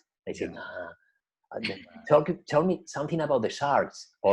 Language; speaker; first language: English; non-native, learner; Spanish